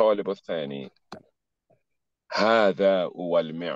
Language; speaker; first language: Arabic; non-native, learner; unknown